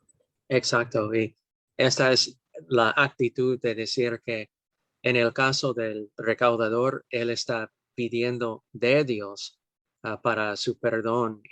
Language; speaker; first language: Spanish; non-native, fluent; English